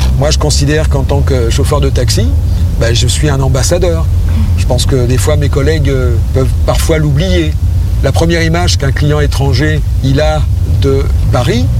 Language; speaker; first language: French; native; French